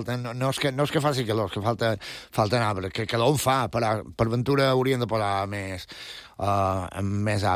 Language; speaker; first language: Catalan; native; Catalan